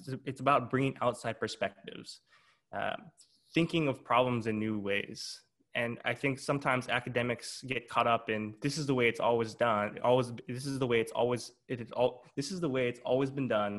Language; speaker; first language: English; native; English